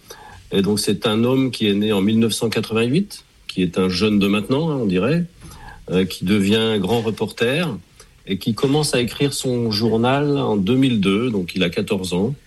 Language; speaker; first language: French; native; French